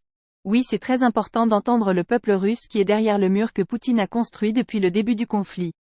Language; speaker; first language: French; non-native, fluent; Russian